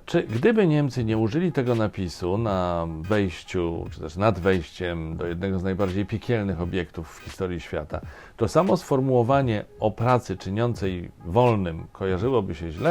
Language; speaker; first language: Polish; native; Polish